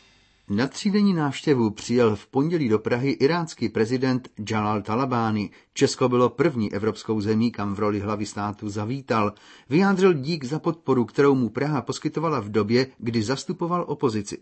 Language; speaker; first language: Czech; native; Czech